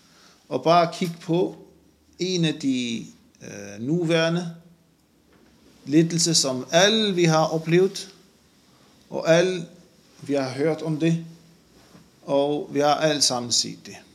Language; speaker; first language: Danish; non-native, fluent; Arabic